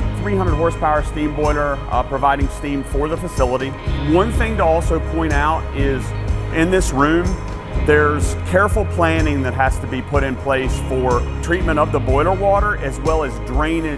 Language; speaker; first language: English; native; English